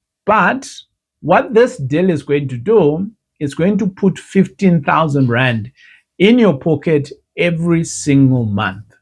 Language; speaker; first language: English; non-native, local second language; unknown